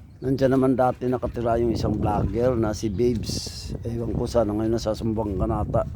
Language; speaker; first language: Filipino; native; Filipino